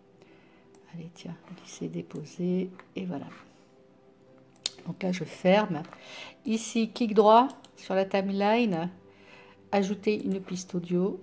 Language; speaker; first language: French; native; French